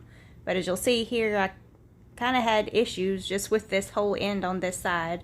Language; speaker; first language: English; native; English